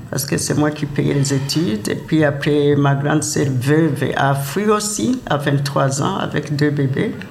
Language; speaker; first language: French; non-native, local second language; Rundi